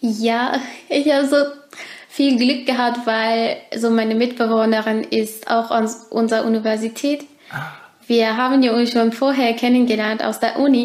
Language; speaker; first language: German; non-native, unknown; Turkish